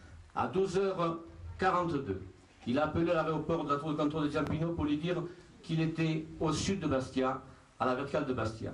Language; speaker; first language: French; native; French